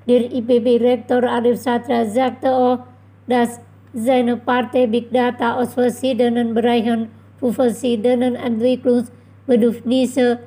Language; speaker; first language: German; non-native, fluent; Indonesian